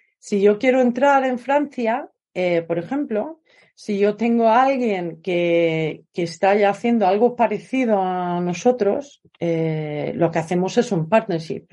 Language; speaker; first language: Spanish; non-native, fluent; Swedish